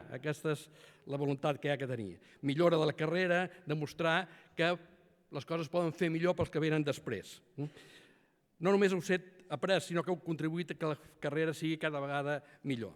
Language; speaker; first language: Catalan; native; Catalan